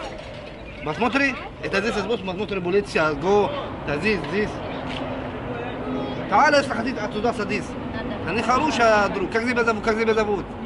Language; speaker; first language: Russian; non-native, learner; Arabic